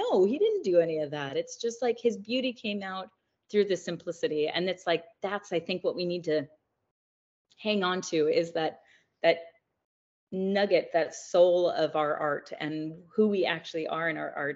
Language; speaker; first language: English; native; English